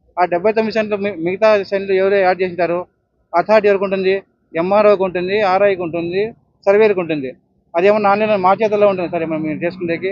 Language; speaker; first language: Telugu; native; Telugu